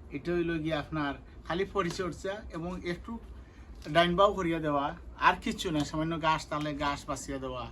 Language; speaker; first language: Bangla; non-native, local second language; Sylheti